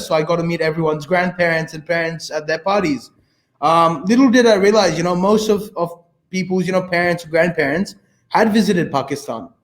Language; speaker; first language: English; early bilingual, other home language; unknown